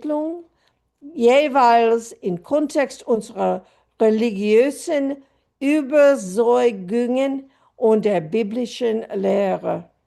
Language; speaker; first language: German; non-native, fluent; English